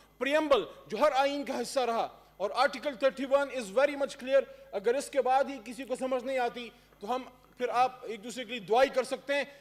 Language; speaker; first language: Urdu; non-native, local second language; Pashto